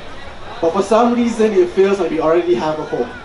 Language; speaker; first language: English; non-native, local second language; Malay